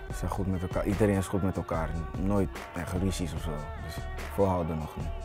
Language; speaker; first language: Dutch; early bilingual, other home language; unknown